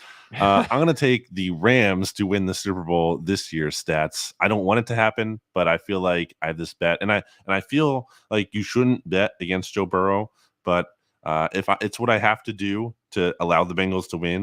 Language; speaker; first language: English; native; English